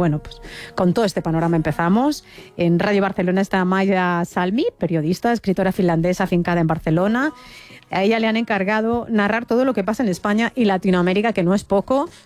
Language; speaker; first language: Spanish; native; Spanish